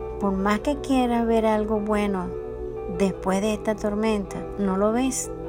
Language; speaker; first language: Spanish; native; Spanish